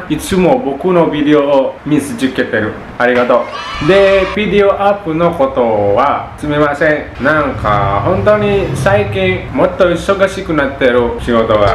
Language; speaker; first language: Japanese; non-native, learner; Sundanese